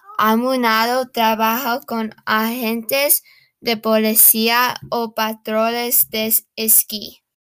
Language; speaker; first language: Spanish; non-native, learner; English